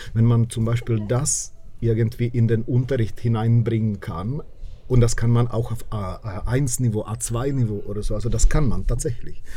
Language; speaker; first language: German; non-native, fluent; Czech